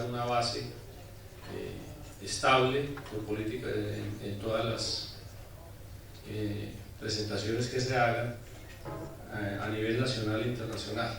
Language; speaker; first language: Spanish; native; Spanish